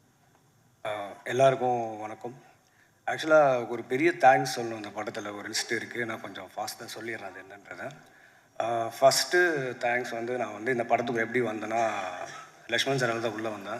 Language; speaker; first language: Tamil; native; Tamil